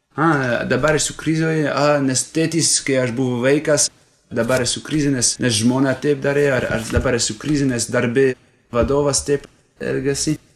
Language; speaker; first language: Lithuanian; non-native, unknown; French